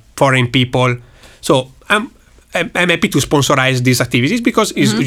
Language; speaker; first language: English; non-native, learner; Italian